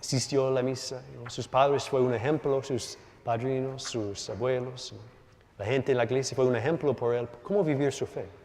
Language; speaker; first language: Spanish; non-native, learner; English